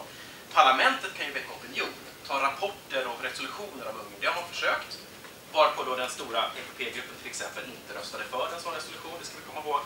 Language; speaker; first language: Swedish; native; Swedish